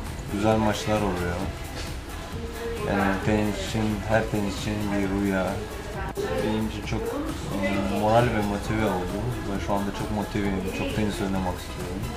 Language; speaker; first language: Turkish; non-native, fluent; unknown